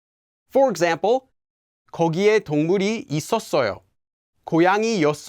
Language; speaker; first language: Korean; non-native, fluent; English